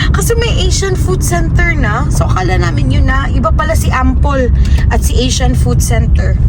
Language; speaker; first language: Filipino; native; Filipino